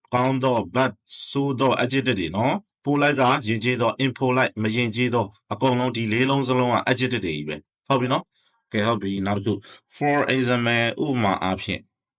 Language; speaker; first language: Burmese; native; Burmese